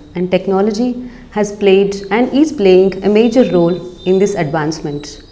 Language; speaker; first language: English; non-native, local second language; Kannada